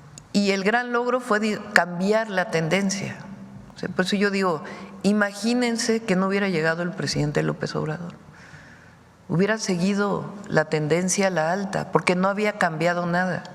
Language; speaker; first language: Spanish; native; Spanish